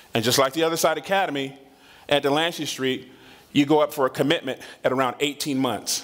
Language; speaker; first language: English; native; English